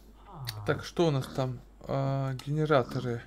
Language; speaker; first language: Russian; native; Russian